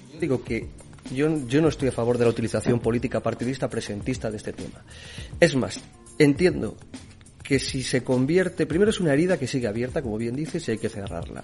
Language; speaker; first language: Spanish; native; Spanish